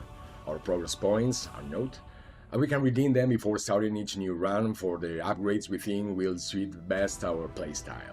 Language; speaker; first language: English; non-native, fluent; Spanish